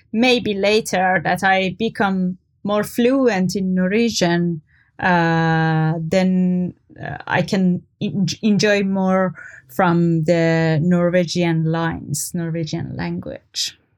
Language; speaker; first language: English; non-native, fluent; Persian